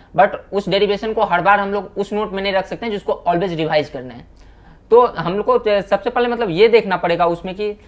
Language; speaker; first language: Hindi; native; Hindi